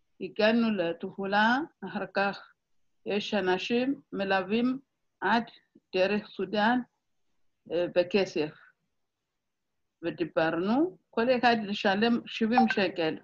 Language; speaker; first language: Hebrew; non-native, fluent; Amharic